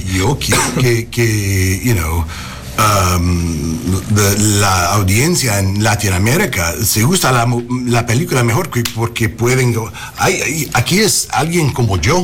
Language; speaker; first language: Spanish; early bilingual, heritage; Spanish